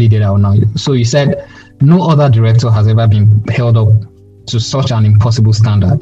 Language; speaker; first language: English; non-native, local second language; Yoruba